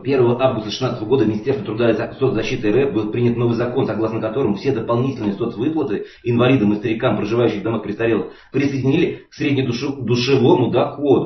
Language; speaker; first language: Russian; native; Russian